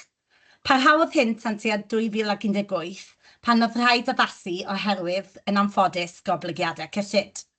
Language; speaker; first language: Welsh; native; Welsh